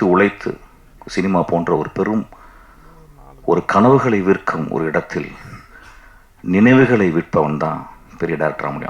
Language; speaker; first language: Tamil; native; Tamil